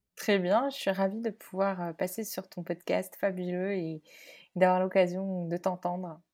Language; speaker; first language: French; non-native, local second language; Arabic